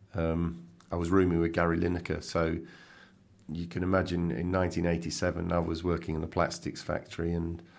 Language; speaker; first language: English; native; English